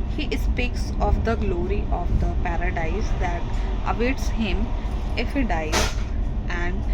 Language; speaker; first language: English; non-native, local second language; Hindi